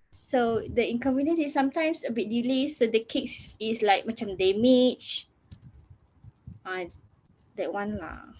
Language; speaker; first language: English; non-native, local second language; Malay